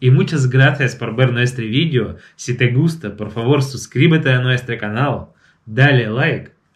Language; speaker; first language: Spanish; non-native, fluent; Russian